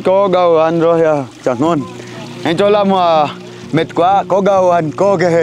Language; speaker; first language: Vietnamese; non-native, learner; Portuguese